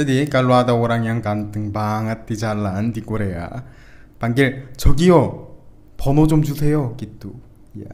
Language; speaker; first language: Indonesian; non-native, fluent; Korean